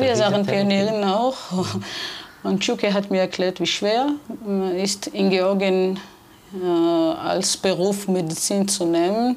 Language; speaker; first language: German; non-native, fluent; Georgian